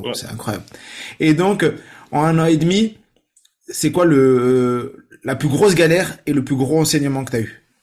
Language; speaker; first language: French; native; French